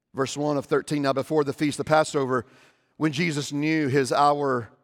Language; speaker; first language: English; native; English